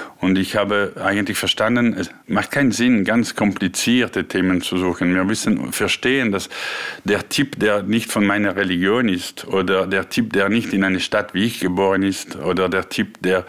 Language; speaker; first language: German; non-native, local second language; French